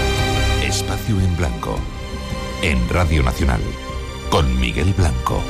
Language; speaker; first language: Spanish; native; Spanish